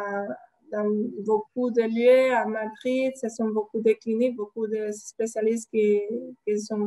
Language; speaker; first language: French; non-native, fluent; Spanish